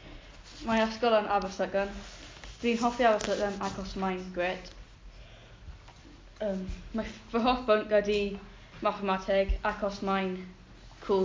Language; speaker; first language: Welsh; non-native, learner; English